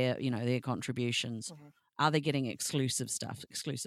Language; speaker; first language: English; native; English